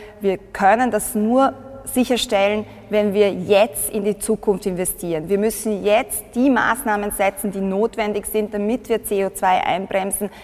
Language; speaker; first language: German; early bilingual, other home language; Bosnian